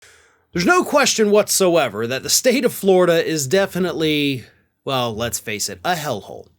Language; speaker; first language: English; native; English